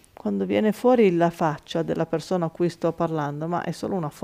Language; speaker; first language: Italian; native; Italian